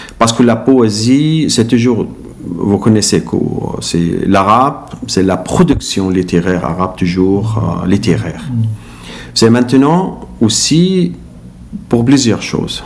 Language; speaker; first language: French; non-native, learner; Arabic